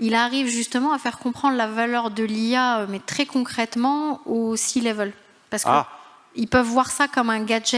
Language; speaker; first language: French; native; French